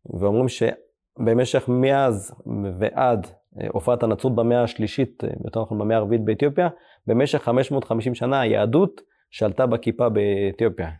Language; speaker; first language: Hebrew; early bilingual, other home language; Amharic